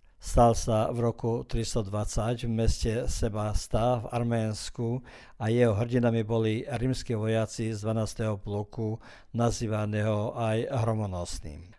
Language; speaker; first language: Slovak; early bilingual, heritage; Slovak